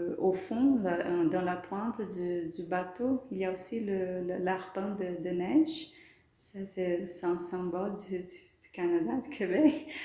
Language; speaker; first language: French; non-native, fluent; Portuguese